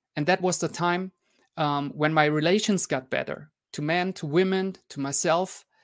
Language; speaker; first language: English; non-native, fluent; German